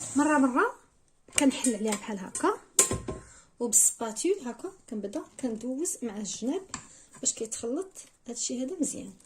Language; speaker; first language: Arabic; native; Arabic